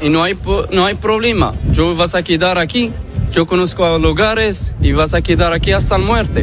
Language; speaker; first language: Spanish; non-native, learner; Arabic